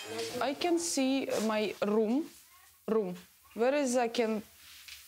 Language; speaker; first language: English; non-native, learner; Russian